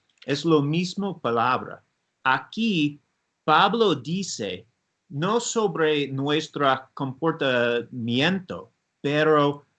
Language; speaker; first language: Spanish; non-native, learner; English